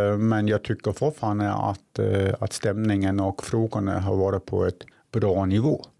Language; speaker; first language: Swedish; non-native, fluent; Danish